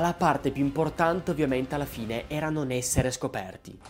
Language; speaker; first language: Italian; native; Italian